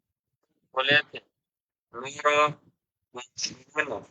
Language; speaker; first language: Italian; non-native, learner; Bangla